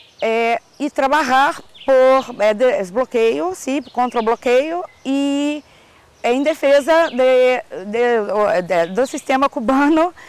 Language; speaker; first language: Portuguese; non-native, learner; Spanish